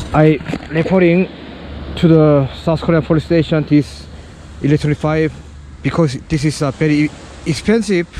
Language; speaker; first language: English; non-native, learner; Korean